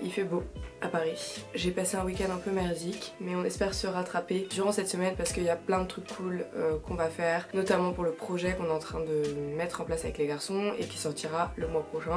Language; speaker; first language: French; native; French